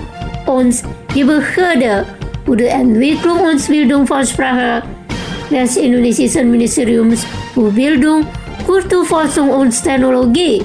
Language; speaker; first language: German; non-native, fluent; Indonesian